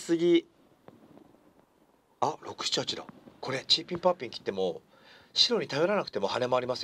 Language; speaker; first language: Japanese; native; Japanese